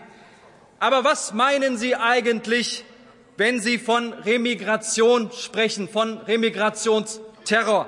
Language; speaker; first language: German; early bilingual, other home language; Turkish